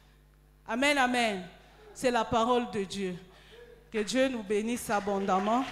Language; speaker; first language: French; non-native, local second language; Lingala